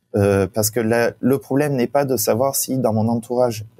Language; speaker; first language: French; native; French